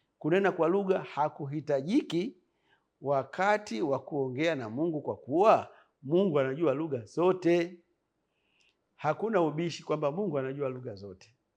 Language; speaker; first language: Swahili; native; Swahili